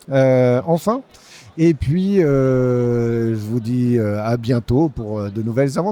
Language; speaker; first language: French; native; French